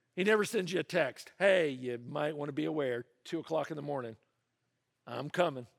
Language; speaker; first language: English; native; English